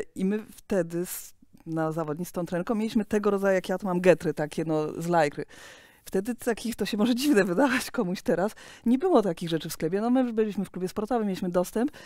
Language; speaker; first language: Polish; native; Polish